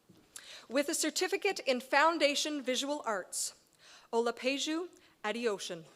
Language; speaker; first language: English; native; English